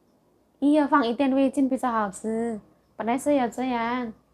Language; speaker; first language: Chinese; non-native, learner; Indonesian